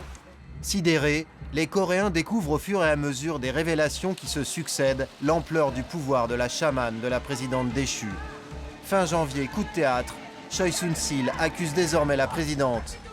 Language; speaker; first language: French; native; French